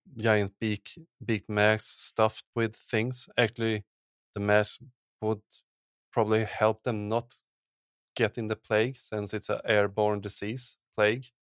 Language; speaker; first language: English; non-native, fluent; Swedish